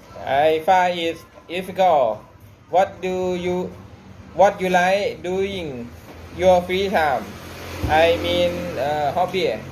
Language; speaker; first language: English; non-native, learner; Thai